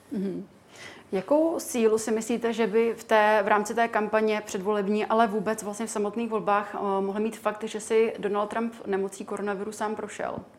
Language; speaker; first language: Czech; native; Czech